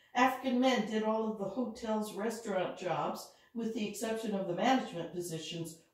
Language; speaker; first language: English; native; English